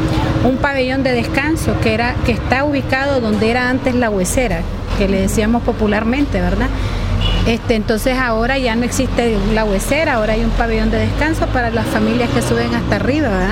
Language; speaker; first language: Spanish; native; Spanish